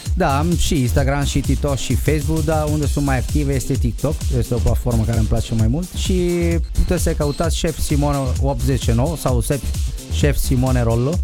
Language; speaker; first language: Romanian; non-native, fluent; Italian